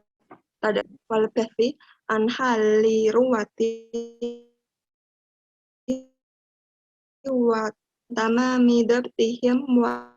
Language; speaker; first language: Arabic; non-native, learner; Indonesian